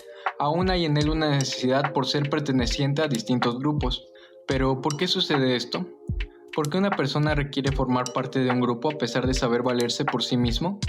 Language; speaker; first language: Spanish; native; Spanish